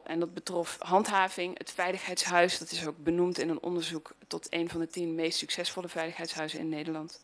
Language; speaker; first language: Dutch; native; Dutch